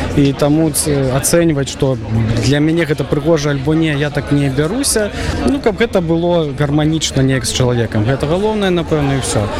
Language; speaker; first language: Belarusian; non-native, local second language; Russian